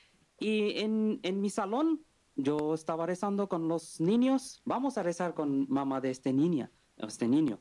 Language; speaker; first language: Spanish; non-native, learner; Bangla